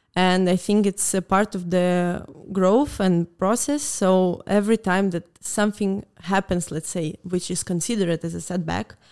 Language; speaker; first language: English; non-native, fluent; Russian